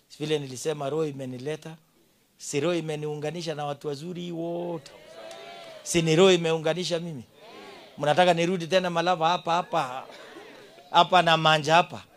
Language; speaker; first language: Swahili; non-native, local second language; Kalenjin